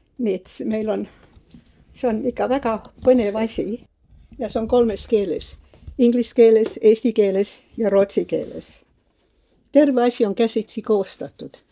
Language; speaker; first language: Estonian; early bilingual, heritage; Estonian